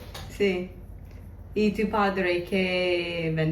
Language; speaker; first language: Spanish; non-native, learner; English